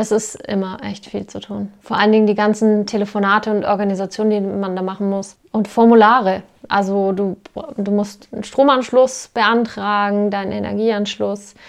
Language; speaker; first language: German; native; German